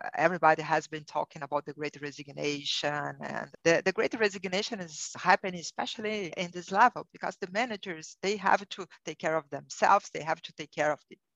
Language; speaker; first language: English; non-native, fluent; Portuguese